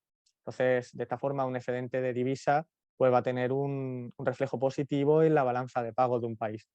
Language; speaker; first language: Spanish; native; Spanish